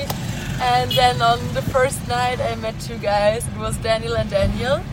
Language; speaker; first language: English; non-native, fluent; German